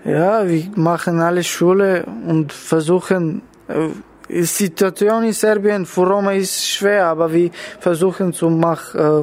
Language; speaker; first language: German; non-native, learner; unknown